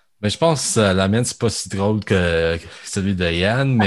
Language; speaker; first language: French; native; French